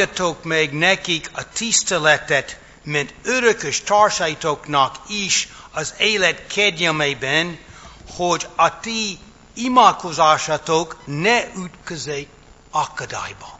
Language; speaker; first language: Hungarian; non-native, fluent; English